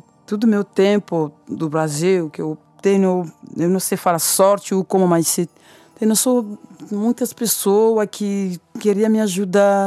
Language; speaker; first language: Portuguese; non-native, local second language; French